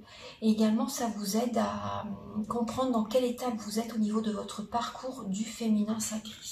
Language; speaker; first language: French; native; French